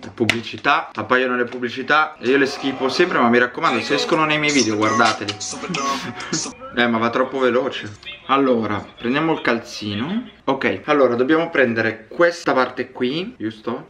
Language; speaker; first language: Italian; native; Italian